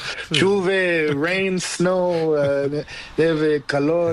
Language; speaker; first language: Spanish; non-native, learner; Portuguese